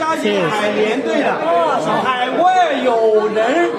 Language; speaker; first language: Chinese; native; Chinese